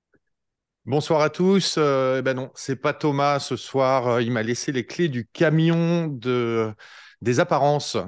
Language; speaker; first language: French; native; French